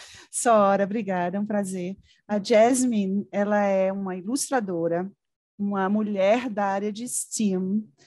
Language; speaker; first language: Portuguese; native; Portuguese